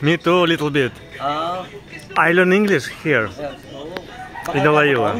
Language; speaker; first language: English; non-native, learner; Russian